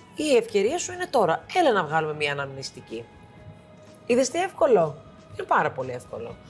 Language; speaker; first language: Greek; early bilingual, heritage; Greek